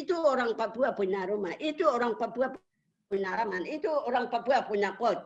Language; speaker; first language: Indonesian; non-native, local second language; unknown